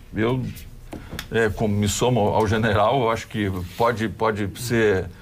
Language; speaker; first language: Portuguese; native; Portuguese